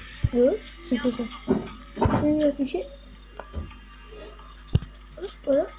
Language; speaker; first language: French; native; French